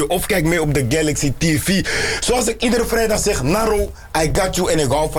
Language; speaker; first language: Dutch; native; Dutch